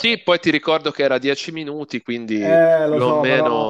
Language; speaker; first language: Italian; native; Italian